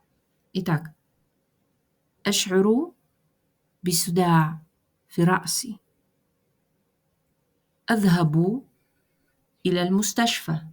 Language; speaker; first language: Arabic; non-native, fluent; Russian